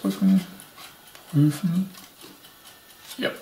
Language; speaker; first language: German; native; German